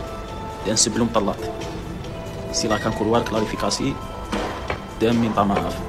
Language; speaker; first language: Indonesian; non-native, fluent; Arabic